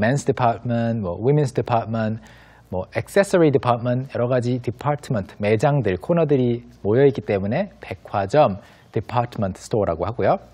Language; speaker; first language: Korean; native; Korean